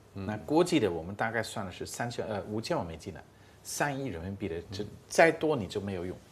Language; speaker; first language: Chinese; non-native, fluent; English